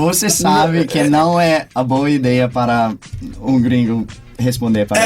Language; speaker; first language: Portuguese; non-native, fluent; English